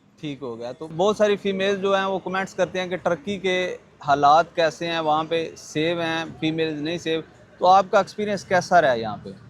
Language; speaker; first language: Urdu; non-native, local second language; Punjabi